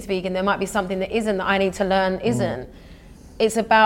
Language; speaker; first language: English; native; English